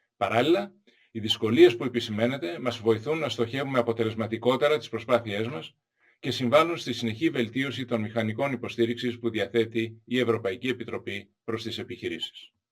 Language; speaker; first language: Greek; native; Greek